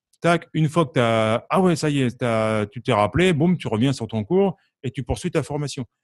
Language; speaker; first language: French; native; French